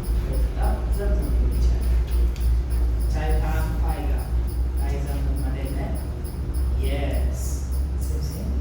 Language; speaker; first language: Vietnamese; non-native, learner; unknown